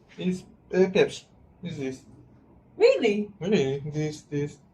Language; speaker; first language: English; non-native, learner; Polish